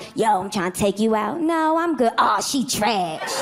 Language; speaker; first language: English; native; English